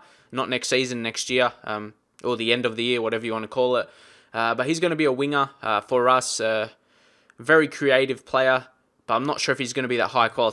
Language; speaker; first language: English; native; English